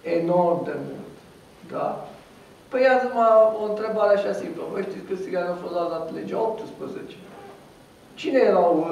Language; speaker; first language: Romanian; non-native, local second language; Romany